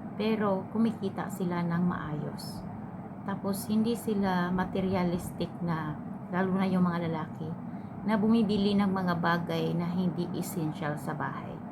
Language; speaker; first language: Filipino; non-native, local second language; Cebuano